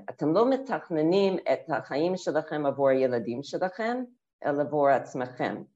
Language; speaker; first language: Hebrew; non-native, fluent; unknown